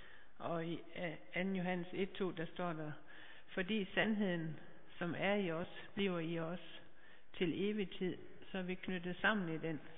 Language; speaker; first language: Danish; native; Danish